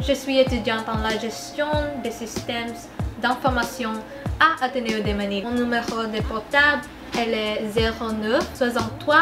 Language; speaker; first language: French; non-native, learner; Filipino